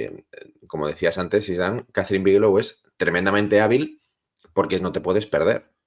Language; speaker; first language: Spanish; native; Spanish